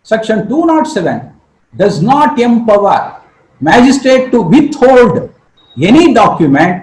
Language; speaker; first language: English; non-native, local second language; Kannada